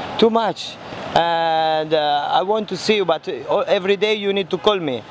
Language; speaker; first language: English; non-native, learner; Italian